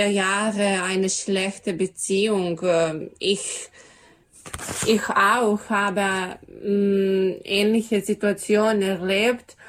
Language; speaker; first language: German; non-native, fluent; Serbian